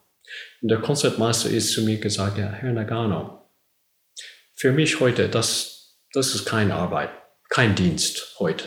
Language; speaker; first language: German; non-native, learner; English